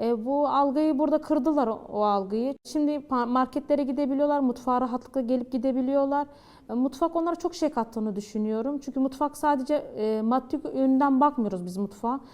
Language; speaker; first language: Turkish; native; Turkish